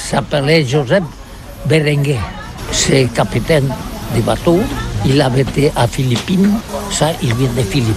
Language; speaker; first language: French; non-native, learner; Catalan